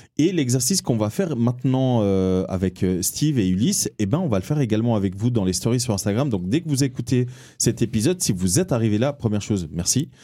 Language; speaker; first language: French; early bilingual, other home language; Portuguese